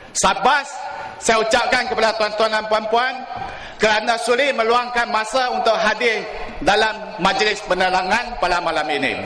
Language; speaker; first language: Malay; non-native, local second language; Chinese